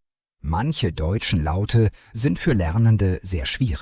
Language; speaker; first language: German; non-native, fluent; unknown